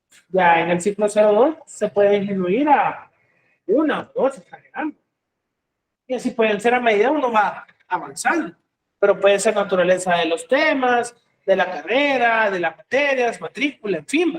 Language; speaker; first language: Spanish; native; Spanish